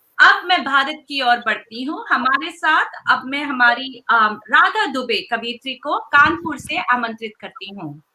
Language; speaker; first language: Hindi; native; Hindi